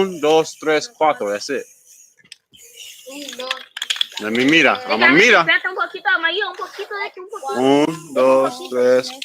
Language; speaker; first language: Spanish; non-native, learner; English